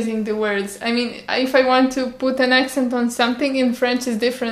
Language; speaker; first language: English; non-native, fluent; Romanian